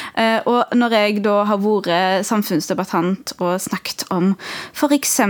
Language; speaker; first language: Norwegian; early bilingual, other home language; Arabic